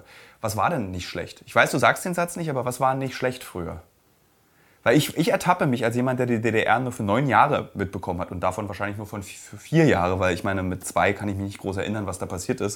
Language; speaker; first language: German; native; German